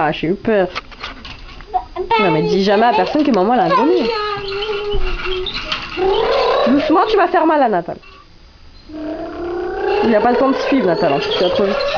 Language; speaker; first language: French; native; French